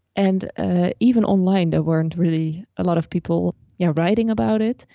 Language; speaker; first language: English; non-native, fluent; Dutch